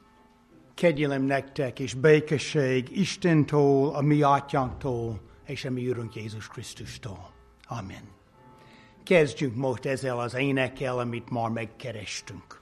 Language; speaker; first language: Hungarian; non-native, fluent; English